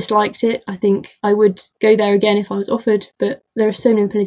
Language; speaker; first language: English; native; English